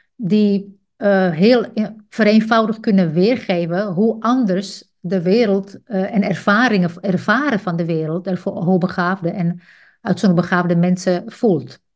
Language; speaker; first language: Dutch; non-native, fluent; Czech